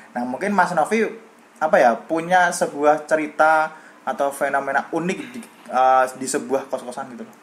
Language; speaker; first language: Indonesian; native; Indonesian